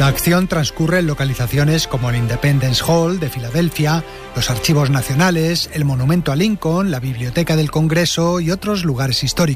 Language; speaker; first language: Spanish; native; Spanish